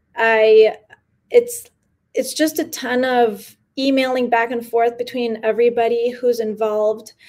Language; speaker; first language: English; early bilingual, other home language; Spanish